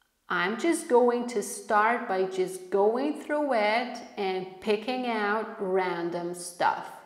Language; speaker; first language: English; non-native, fluent; Polish